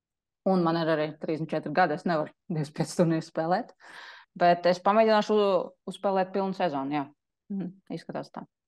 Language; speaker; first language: Latvian; non-native, local second language; Russian